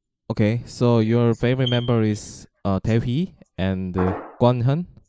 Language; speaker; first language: English; non-native, learner; Korean